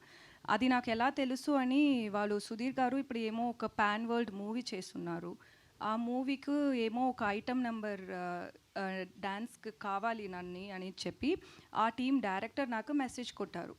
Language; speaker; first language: Telugu; non-native, learner; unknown